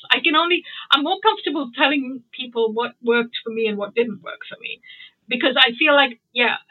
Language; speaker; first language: English; non-native, local second language; Gujarati